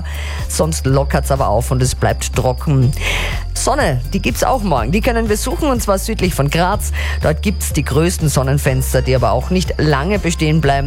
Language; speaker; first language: German; native; German